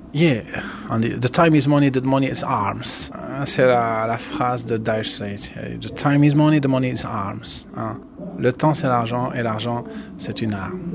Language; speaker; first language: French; non-native, fluent; Spanish